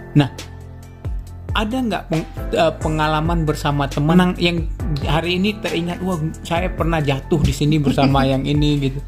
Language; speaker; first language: Indonesian; native; Indonesian